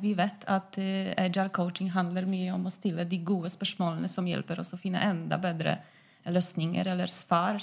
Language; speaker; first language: Norwegian; non-native, fluent; Polish